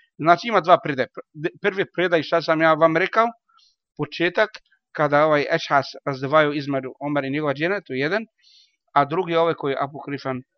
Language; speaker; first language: Bosnian; non-native, learner; Arabic